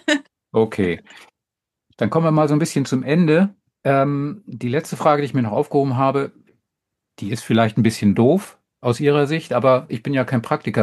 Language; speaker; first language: German; native; German